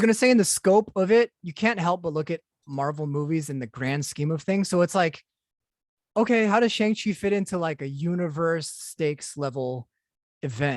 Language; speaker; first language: English; native; English